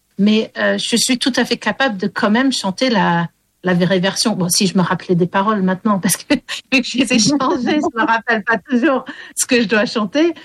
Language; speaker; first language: French; early bilingual, heritage; English